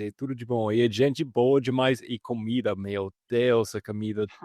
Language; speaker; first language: Portuguese; non-native, fluent; English